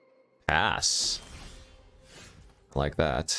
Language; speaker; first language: English; native; English